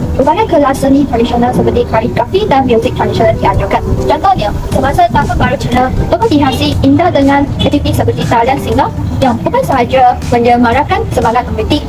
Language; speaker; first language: Malay; non-native, local second language; Chinese